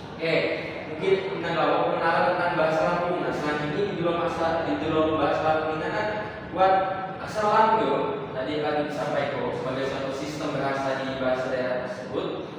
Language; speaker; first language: Indonesian; native; Indonesian